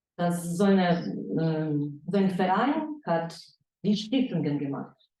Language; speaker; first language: German; non-native, fluent; Ukrainian